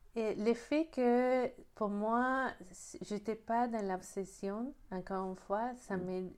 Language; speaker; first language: French; non-native, fluent; Spanish